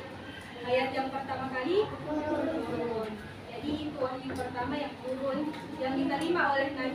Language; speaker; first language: Indonesian; native; Indonesian